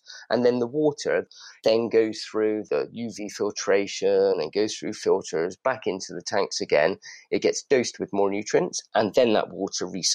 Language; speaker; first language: English; native; English